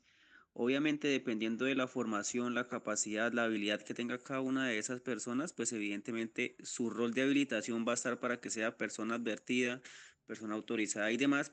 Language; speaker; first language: Spanish; native; Spanish